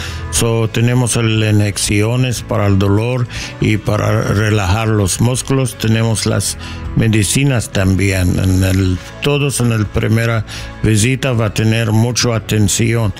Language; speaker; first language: Spanish; non-native, learner; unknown